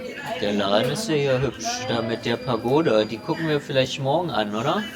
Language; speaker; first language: German; early bilingual, other home language; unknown